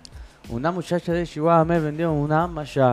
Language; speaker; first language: Spanish; early bilingual, heritage; Spanish